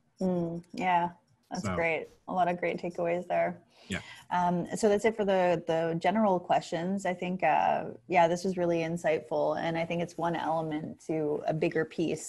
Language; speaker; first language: English; native; English